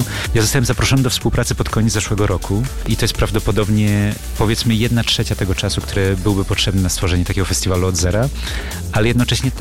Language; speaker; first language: Polish; native; Polish